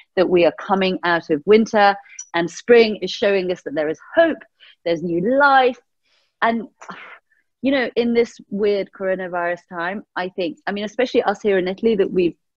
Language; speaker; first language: English; early bilingual, other home language; Persian